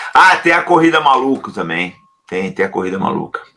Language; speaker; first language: Portuguese; native; Portuguese